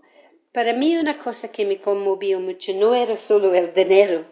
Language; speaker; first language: Spanish; non-native, fluent; English